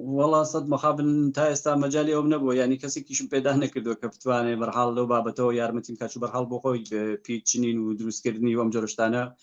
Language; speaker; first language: Central Kurdish; non-native, local second language; Gurani